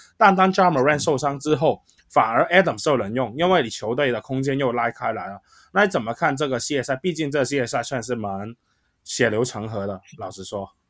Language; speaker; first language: Chinese; non-native, local second language; Cantonese